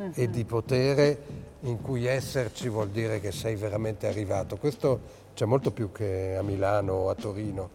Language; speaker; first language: Italian; early bilingual, other home language; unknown